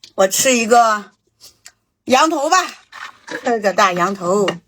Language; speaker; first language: Chinese; native; Chinese